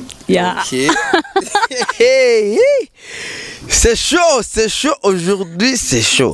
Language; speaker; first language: French; non-native, local second language; Rundi